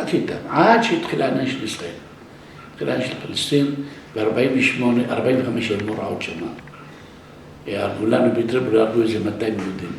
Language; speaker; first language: Hebrew; non-native, local second language; Arabic